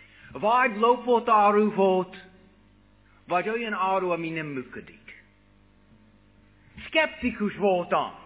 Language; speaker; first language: Hungarian; non-native, fluent; English